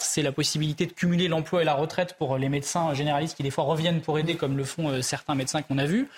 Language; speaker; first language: French; native; French